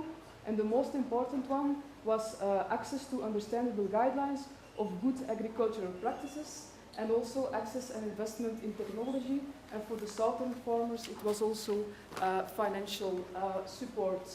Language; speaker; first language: English; non-native, fluent; Dutch